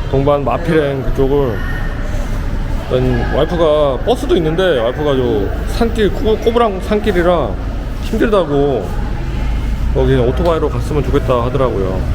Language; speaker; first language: Korean; native; Korean